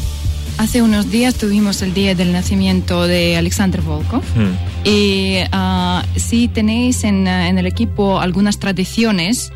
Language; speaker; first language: Spanish; non-native, learner; Russian